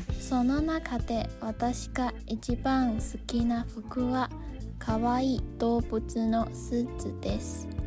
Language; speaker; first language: Japanese; non-native, learner; Chinese